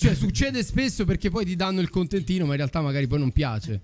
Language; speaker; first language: Italian; native; Italian